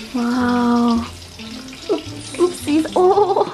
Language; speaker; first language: English; non-native, learner; Indonesian